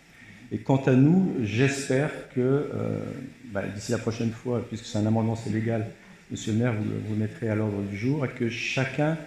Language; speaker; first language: French; native; French